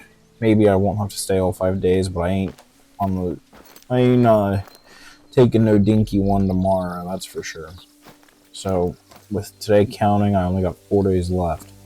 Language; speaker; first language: English; native; English